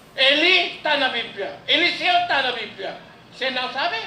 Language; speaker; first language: Portuguese; non-native, learner; Filipino